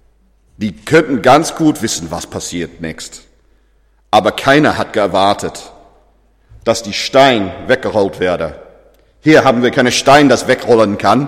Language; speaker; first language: German; non-native, fluent; English